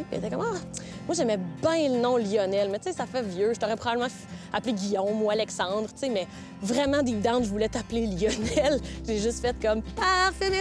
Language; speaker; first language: French; native; French